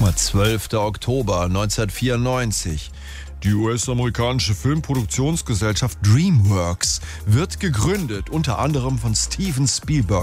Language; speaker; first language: German; native; German